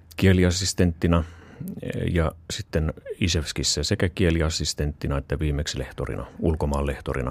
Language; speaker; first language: Finnish; native; Finnish